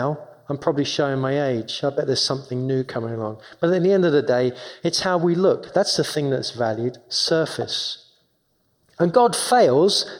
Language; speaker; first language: English; native; English